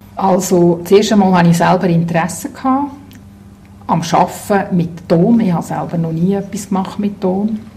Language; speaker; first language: German; native; German